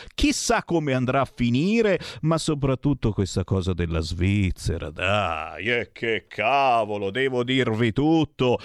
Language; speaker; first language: Italian; native; Italian